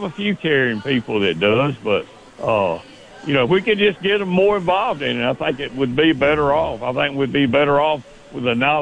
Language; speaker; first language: English; native; English